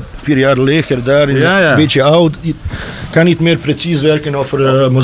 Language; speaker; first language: Dutch; non-native, learner; Bosnian